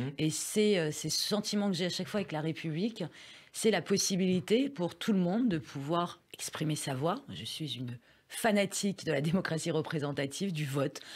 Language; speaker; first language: French; early bilingual, other home language; Persian